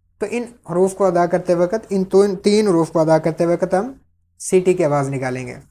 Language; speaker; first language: Urdu; native; Urdu